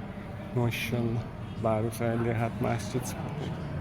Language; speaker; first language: Indonesian; non-native, fluent; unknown